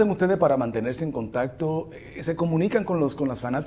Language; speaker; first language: Spanish; native; Spanish